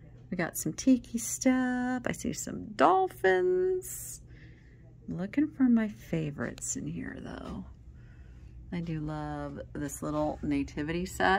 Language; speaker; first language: English; native; English